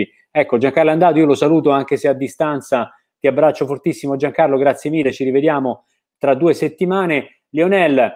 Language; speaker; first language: Italian; native; Italian